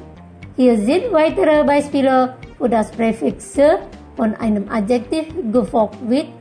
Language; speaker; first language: German; non-native, fluent; Indonesian